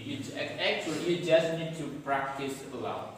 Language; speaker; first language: English; non-native, fluent; Indonesian